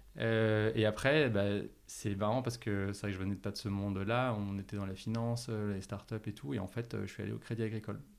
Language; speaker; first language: French; native; French